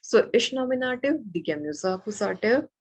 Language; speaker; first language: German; non-native, learner; Malayalam